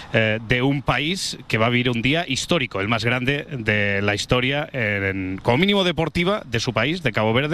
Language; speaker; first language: Spanish; native; Spanish